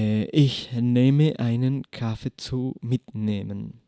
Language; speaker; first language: German; non-native, fluent; Spanish